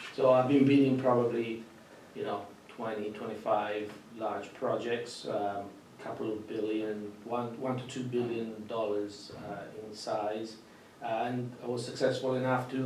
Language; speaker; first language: English; non-native, fluent; Italian